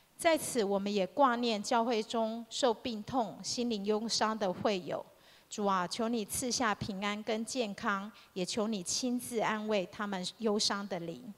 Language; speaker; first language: Chinese; native; Chinese